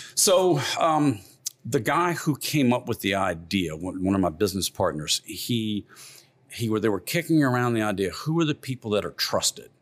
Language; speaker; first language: English; native; English